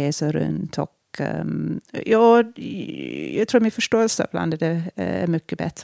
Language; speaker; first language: Swedish; non-native, fluent; English